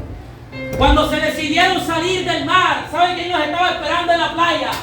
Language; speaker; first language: Spanish; native; Spanish